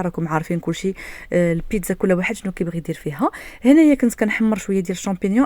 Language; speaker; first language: Arabic; native; Arabic